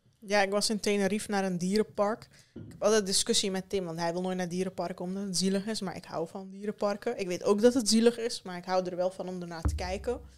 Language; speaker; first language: Dutch; early bilingual, other home language; Turkish